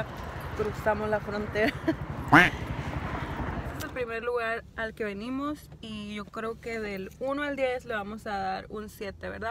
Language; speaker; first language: Spanish; early bilingual, heritage; Spanish